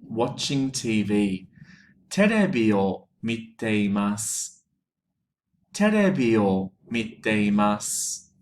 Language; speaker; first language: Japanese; non-native, fluent; English